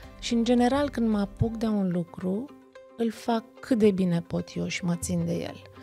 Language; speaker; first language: Romanian; native; Romanian